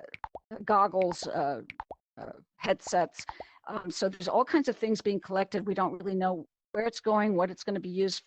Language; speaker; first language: English; native; English